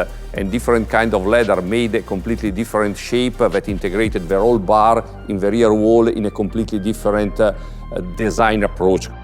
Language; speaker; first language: English; non-native, fluent; Italian